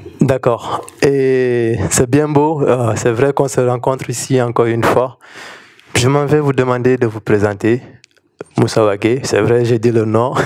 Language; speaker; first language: French; non-native, local second language; Bambara